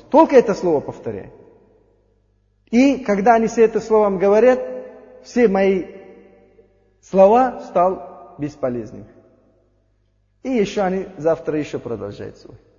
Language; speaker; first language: Russian; non-native, learner; Uzbek